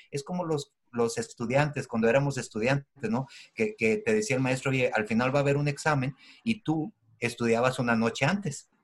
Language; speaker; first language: Spanish; native; Spanish